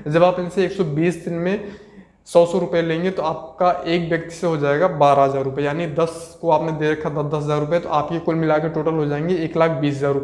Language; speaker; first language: Hindi; native; Hindi